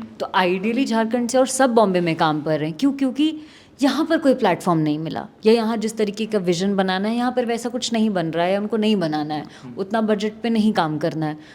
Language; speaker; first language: Hindi; native; Hindi